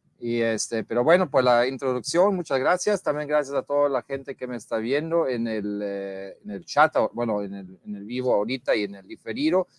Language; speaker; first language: Spanish; non-native, fluent; German